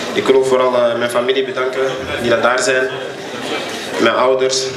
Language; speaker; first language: Dutch; non-native, local second language; French